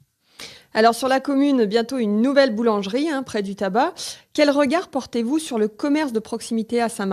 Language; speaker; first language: French; native; French